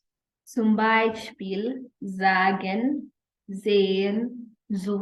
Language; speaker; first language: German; non-native, fluent; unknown